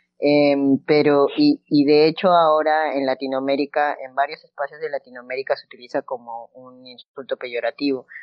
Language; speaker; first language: Spanish; native; Spanish